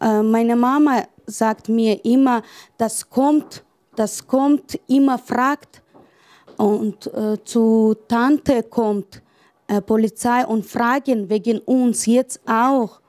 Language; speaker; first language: German; non-native, learner; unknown